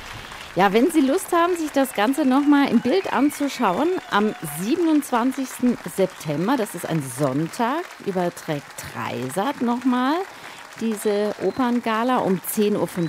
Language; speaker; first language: German; native; German